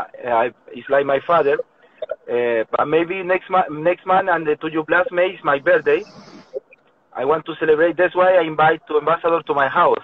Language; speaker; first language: English; non-native, learner; Spanish